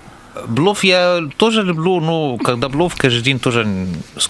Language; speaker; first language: Russian; non-native, learner; Arabic